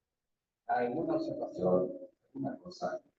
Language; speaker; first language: Spanish; native; Spanish